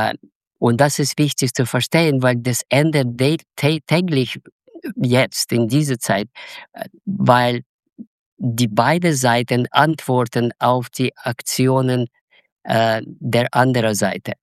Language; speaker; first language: German; non-native, learner; Russian